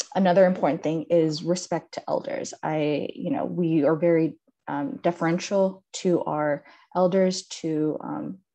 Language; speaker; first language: English; native; English